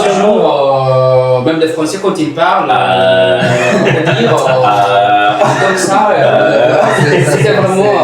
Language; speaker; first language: French; non-native, learner; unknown